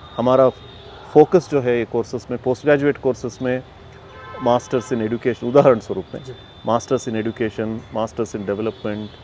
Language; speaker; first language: Hindi; non-native, local second language; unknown